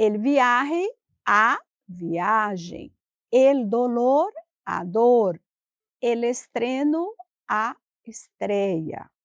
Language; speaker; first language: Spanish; non-native, fluent; Portuguese